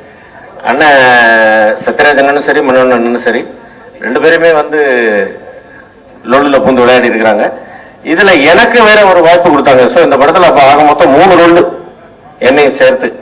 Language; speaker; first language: Tamil; native; Tamil